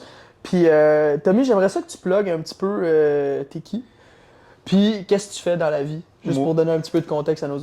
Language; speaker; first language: French; native; French